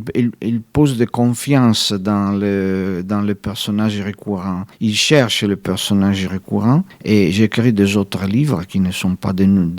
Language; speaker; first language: French; non-native, fluent; Italian